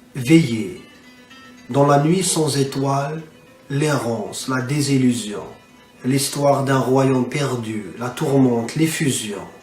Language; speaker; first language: French; non-native, local second language; Arabic